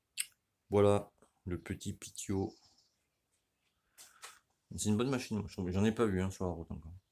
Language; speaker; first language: French; native; French